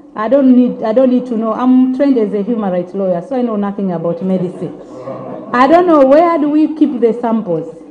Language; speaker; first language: English; non-native, local second language; Swahili